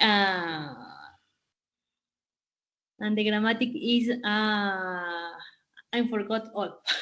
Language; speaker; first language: English; non-native, learner; Spanish